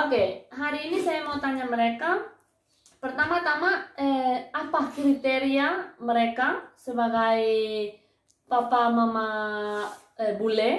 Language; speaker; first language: Indonesian; non-native, fluent; Spanish